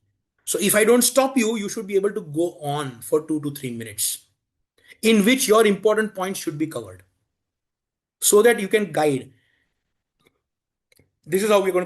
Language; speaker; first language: English; non-native, local second language; Hindi